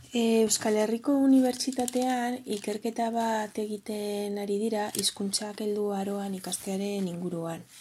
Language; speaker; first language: Basque; non-native, local second language; Spanish